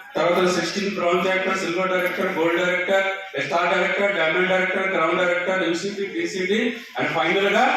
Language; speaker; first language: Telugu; non-native, local second language; Odia